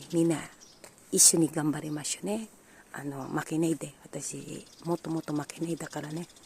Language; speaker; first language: Japanese; non-native, learner; Filipino